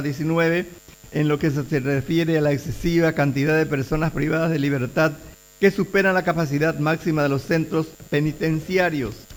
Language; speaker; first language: Spanish; native; Spanish